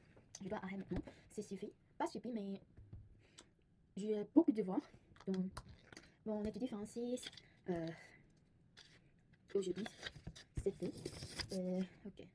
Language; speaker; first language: French; non-native, learner; Korean